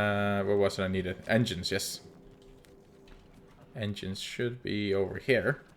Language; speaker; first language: English; non-native, fluent; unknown